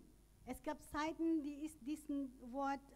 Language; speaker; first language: German; non-native, learner; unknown